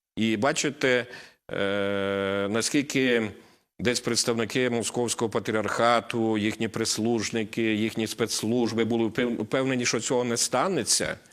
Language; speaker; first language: Ukrainian; native; Ukrainian